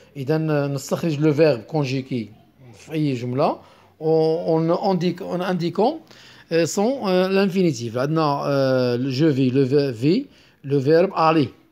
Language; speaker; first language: French; non-native, local second language; Arabic